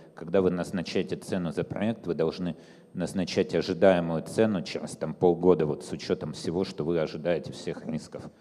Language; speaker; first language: Russian; native; Russian